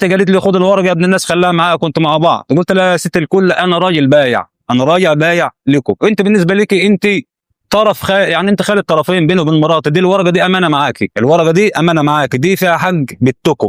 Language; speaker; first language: Arabic; native; Arabic